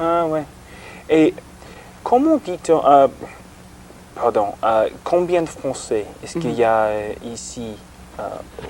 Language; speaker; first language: French; non-native, learner; English